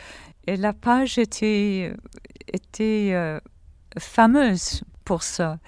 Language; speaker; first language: French; non-native, fluent; English